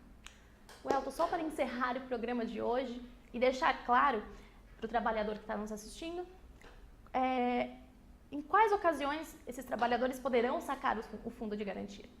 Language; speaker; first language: Portuguese; native; Portuguese